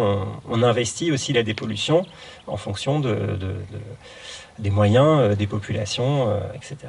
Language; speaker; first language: French; native; French